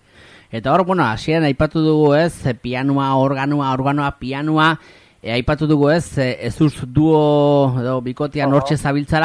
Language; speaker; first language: Basque; native; Basque